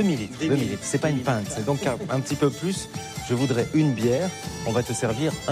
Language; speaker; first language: French; native; French